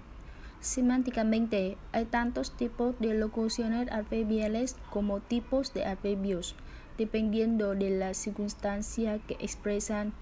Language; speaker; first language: Spanish; non-native, learner; Vietnamese